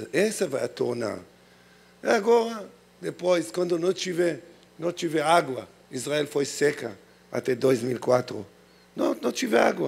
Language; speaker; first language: Portuguese; non-native, learner; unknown